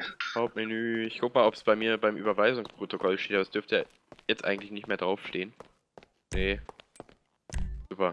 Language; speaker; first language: German; native; German